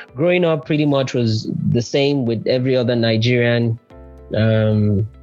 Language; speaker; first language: English; non-native, local second language; Yoruba